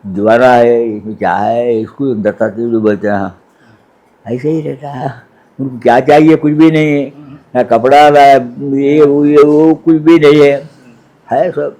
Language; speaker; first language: Hindi; non-native, local second language; Telugu